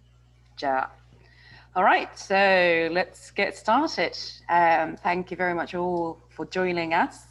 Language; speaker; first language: English; non-native, fluent; Japanese